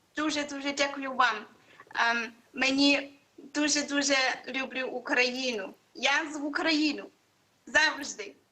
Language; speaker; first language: Ukrainian; non-native, learner; Chinese